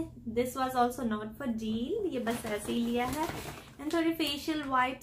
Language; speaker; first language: Hindi; native; Hindi